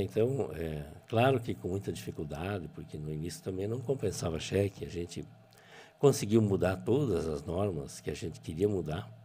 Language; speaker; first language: Portuguese; native; Portuguese